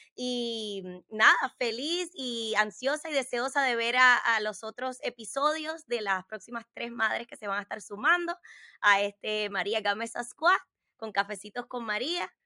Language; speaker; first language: Spanish; native; Spanish